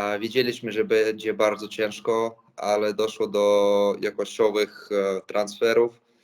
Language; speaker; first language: Polish; non-native, fluent; Latvian